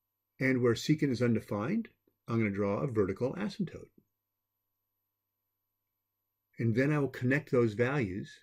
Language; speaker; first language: English; native; English